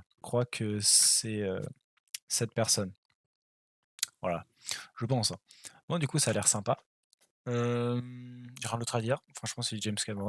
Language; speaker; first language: French; native; French